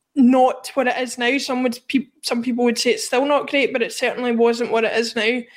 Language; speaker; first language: English; native; English